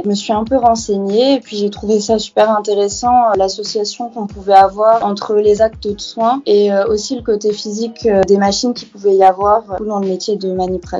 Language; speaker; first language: French; native; French